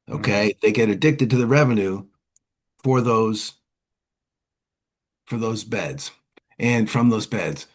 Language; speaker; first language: English; native; English